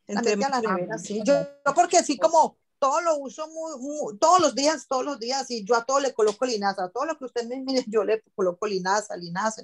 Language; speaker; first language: Spanish; native; Spanish